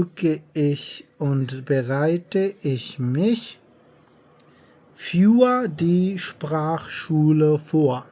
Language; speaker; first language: German; non-native, learner; Urdu